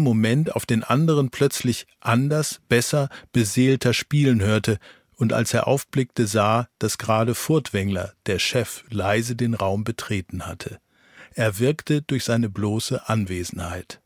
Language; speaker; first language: German; native; German